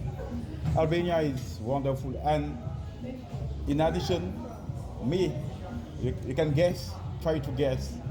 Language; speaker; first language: English; non-native, learner; French